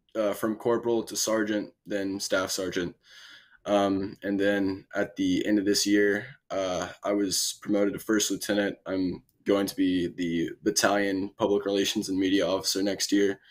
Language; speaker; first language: English; native; English